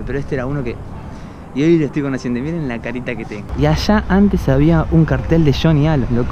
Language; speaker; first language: Spanish; native; Spanish